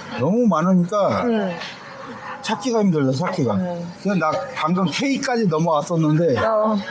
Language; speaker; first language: Korean; native; Korean